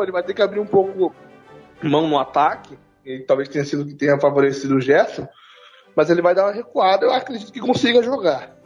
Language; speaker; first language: Portuguese; native; Portuguese